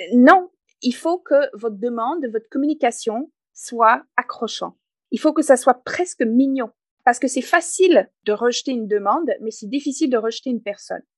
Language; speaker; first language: French; non-native, fluent; English